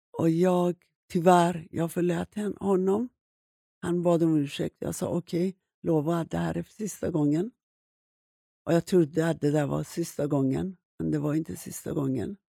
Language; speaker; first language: Swedish; non-native, fluent; Persian